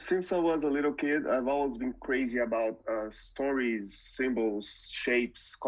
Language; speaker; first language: English; non-native, fluent; Portuguese